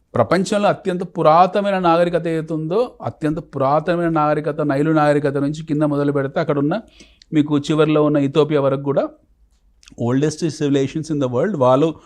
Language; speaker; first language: Telugu; native; Telugu